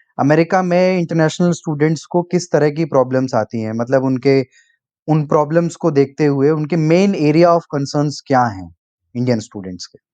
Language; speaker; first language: Hindi; native; Hindi